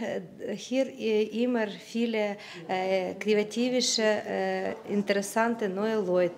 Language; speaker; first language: German; non-native, learner; Ukrainian